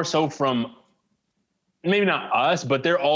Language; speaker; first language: English; native; English